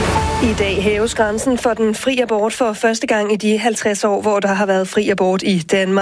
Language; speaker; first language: Danish; native; Danish